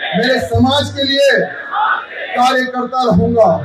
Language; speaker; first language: Hindi; non-native, local second language; Telugu